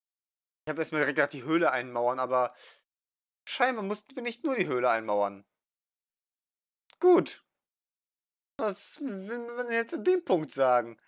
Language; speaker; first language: German; native; German